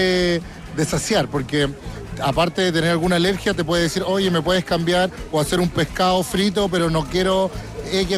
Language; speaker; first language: Spanish; native; Spanish